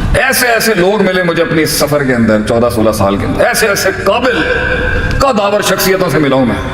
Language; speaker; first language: Urdu; non-native, local second language; Punjabi